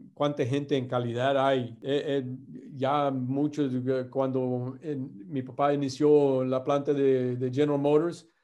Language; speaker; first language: Spanish; non-native, fluent; English